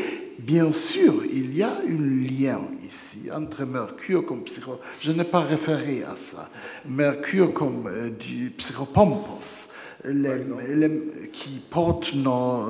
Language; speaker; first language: French; non-native, fluent; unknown